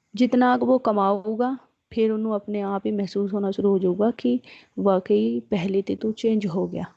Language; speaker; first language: Hindi; non-native, local second language; Punjabi